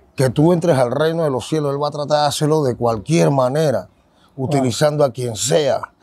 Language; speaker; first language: Spanish; native; Spanish